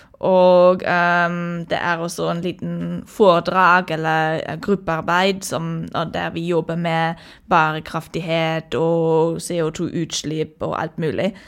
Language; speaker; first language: Norwegian; non-native, fluent; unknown